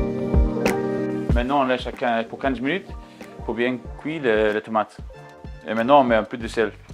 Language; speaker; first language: French; non-native, learner; English